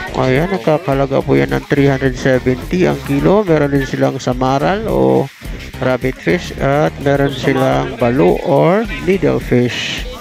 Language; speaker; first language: Filipino; non-native, local second language; Cebuano